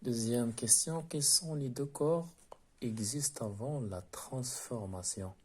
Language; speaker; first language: French; non-native, local second language; Arabic